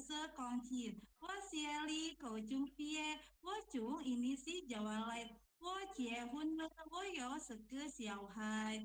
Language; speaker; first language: Chinese; non-native, learner; Indonesian